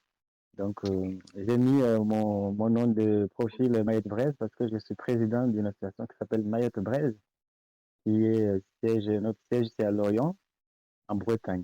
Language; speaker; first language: French; non-native, local second language; Comorian